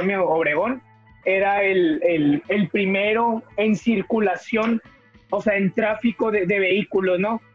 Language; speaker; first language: Spanish; native; Spanish